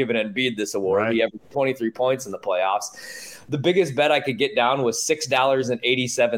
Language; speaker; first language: English; native; English